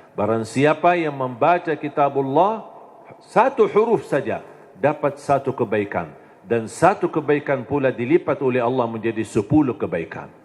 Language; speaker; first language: Indonesian; non-native, fluent; Arabic